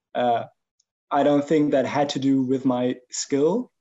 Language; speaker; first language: English; non-native, fluent; German